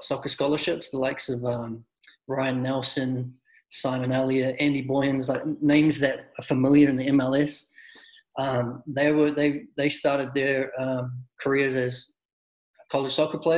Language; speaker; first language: English; native; English